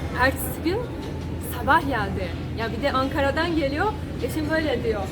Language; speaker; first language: Turkish; non-native, fluent; Portuguese